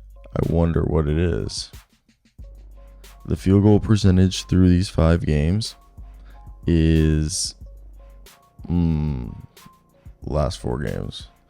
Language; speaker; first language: English; native; English